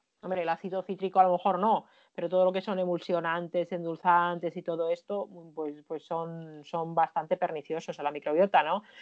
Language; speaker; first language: Spanish; non-native, fluent; Finnish